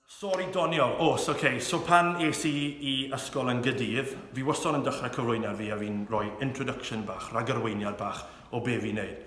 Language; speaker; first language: Welsh; non-native, local second language; English